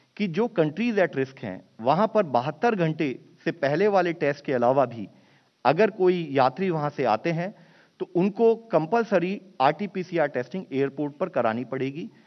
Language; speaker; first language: Hindi; native; Hindi